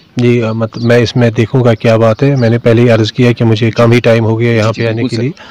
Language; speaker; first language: Hindi; non-native, local second language; Kashmiri